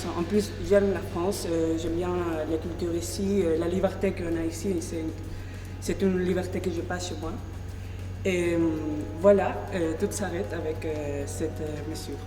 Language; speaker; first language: French; non-native, fluent; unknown